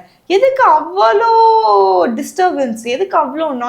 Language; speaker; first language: Tamil; native; Tamil